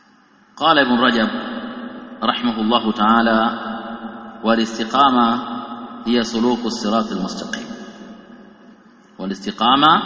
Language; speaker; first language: Arabic; non-native, fluent; Swahili